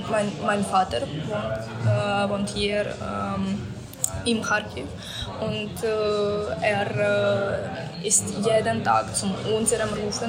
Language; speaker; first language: German; non-native, learner; Ukrainian